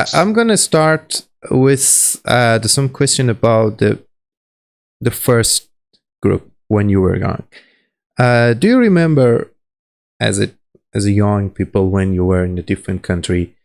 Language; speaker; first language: English; non-native, learner; Persian